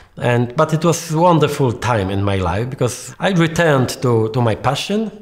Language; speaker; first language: English; non-native, fluent; Polish